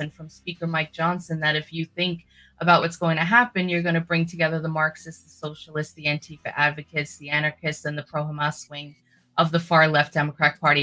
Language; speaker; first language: English; native; English